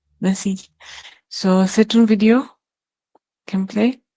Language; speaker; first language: French; non-native, learner; Shona